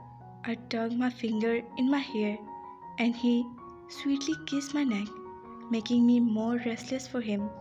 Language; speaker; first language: English; non-native, local second language; Urdu